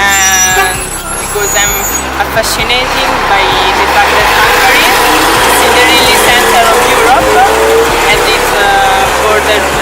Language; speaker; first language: English; non-native, learner; Italian